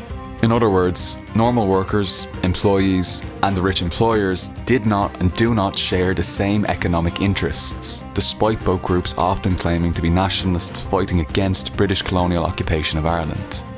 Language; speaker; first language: English; native; English